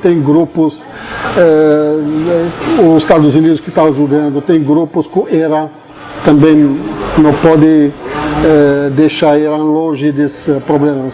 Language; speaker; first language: Portuguese; non-native, fluent; Arabic